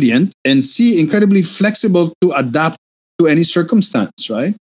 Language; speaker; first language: English; non-native, fluent; Spanish